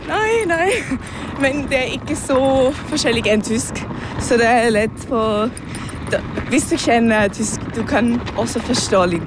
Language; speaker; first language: Norwegian; non-native, learner; German